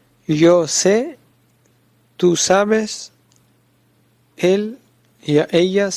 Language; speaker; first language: Spanish; non-native, fluent; Urdu